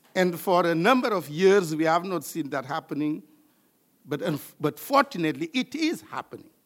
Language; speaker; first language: English; non-native, fluent; French